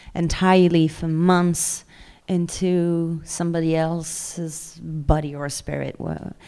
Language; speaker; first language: English; non-native, fluent; French